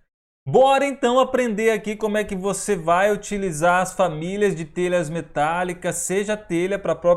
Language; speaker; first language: Portuguese; native; Portuguese